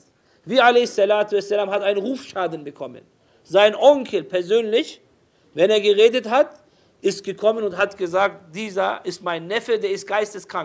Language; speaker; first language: German; non-native, fluent; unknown